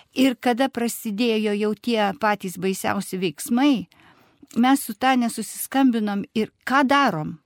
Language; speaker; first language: Lithuanian; non-native, fluent; Russian